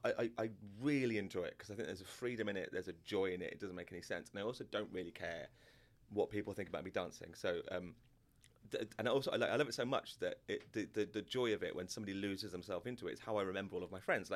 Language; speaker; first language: English; native; English